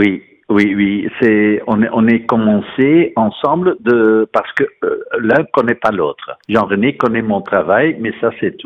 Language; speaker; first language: French; non-native, fluent; Dutch